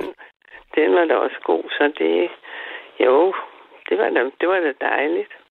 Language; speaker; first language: Danish; native; Danish